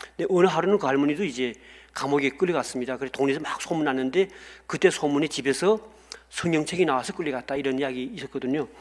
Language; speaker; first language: Korean; native; Korean